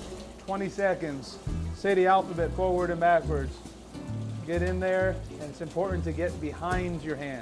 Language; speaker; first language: English; native; English